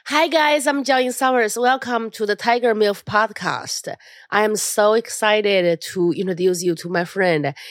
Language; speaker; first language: English; non-native, fluent; Chinese